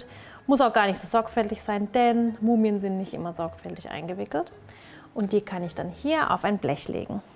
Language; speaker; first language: German; native; German